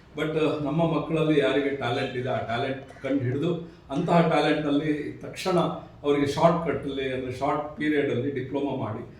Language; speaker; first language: Kannada; non-native, local second language; Urdu